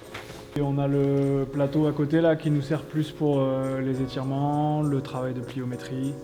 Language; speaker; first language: French; native; French